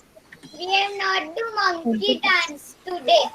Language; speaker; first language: English; non-native, learner; Hindi